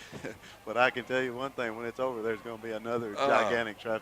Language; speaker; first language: English; native; English